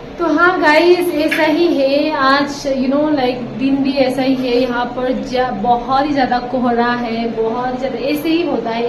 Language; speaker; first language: Hindi; non-native, local second language; Nepali